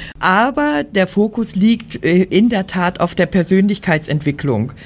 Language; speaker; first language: German; native; German